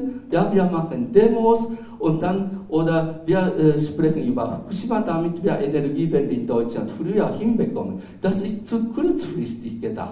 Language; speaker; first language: German; non-native, fluent; Japanese